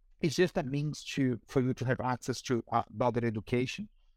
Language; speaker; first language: English; non-native, fluent; Portuguese